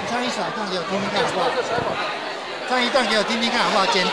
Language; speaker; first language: Chinese; native; Chinese